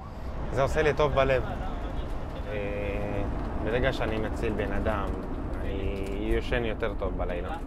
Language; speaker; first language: Hebrew; non-native, local second language; Arabic